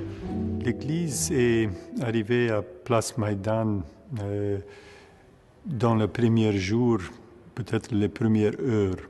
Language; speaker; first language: French; non-native, fluent; Ukrainian